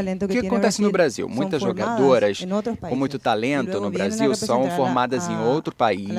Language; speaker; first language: Portuguese; non-native, learner; Spanish